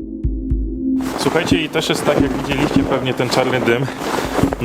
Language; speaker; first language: Polish; native; Polish